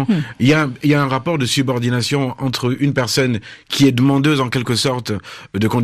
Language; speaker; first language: French; native; French